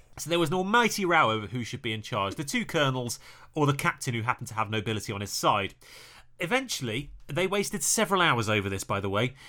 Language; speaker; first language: English; native; English